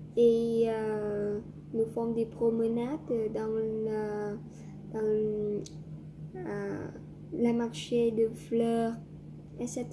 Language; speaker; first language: French; non-native, learner; Vietnamese